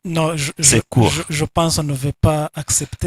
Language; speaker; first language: French; non-native, fluent; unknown